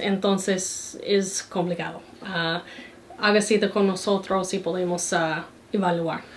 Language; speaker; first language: Spanish; non-native, fluent; English